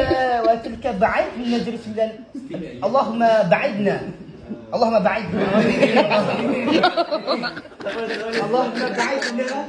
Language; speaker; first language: Arabic; non-native, learner; Malay